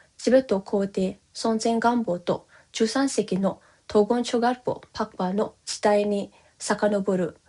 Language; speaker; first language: Japanese; non-native, fluent; Tibetan